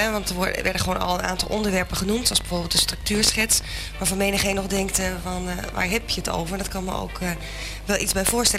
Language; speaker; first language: Dutch; native; Dutch